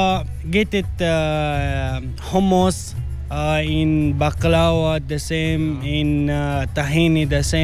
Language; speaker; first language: English; non-native, learner; Arabic